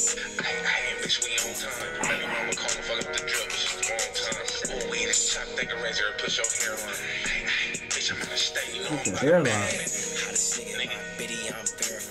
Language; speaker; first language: English; native; English